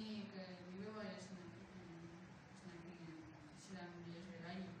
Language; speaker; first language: Basque; non-native, learner; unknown